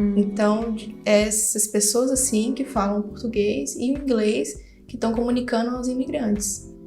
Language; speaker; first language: Portuguese; non-native, fluent; English